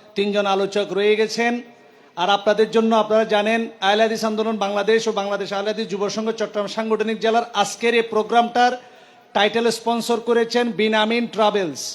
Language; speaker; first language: Bangla; native; Bangla